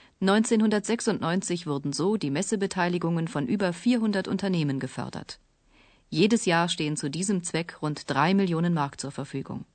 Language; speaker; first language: German; native; German